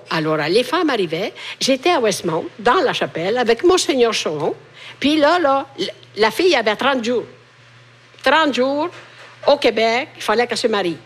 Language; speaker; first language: French; non-native, fluent; Italian